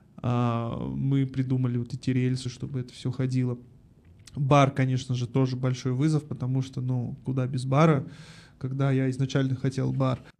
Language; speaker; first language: Russian; native; Russian